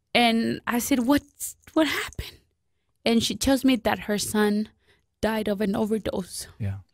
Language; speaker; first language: English; non-native, fluent; Spanish